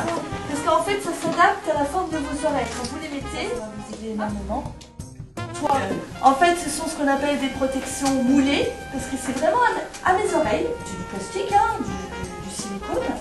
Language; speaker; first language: French; native; French